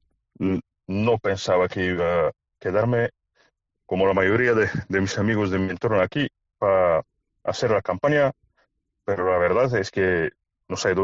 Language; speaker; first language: Spanish; non-native, fluent; Bulgarian